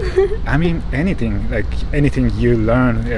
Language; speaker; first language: English; non-native, fluent; Japanese